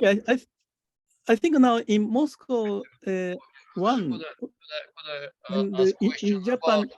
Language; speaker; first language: English; non-native, fluent; Japanese